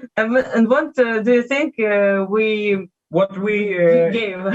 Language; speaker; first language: English; non-native, learner; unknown